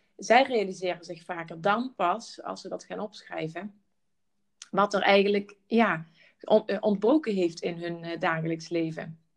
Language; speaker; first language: Dutch; native; Dutch